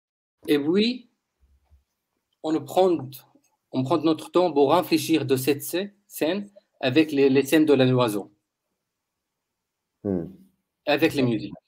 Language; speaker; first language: French; non-native, learner; Arabic